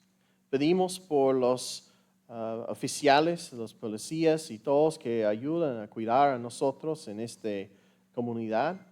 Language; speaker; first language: Spanish; non-native, fluent; English